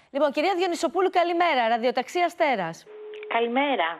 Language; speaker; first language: Greek; native; Greek